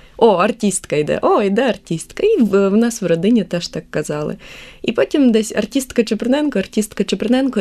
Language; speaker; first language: Ukrainian; native; Ukrainian